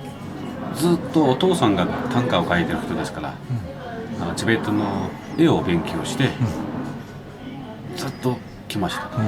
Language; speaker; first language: Japanese; non-native, fluent; Tibetan